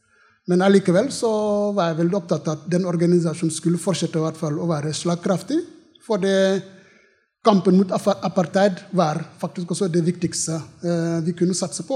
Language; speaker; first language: Norwegian; non-native, fluent; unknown